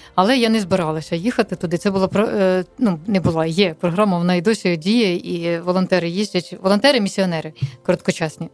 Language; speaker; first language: Ukrainian; non-native, local second language; Russian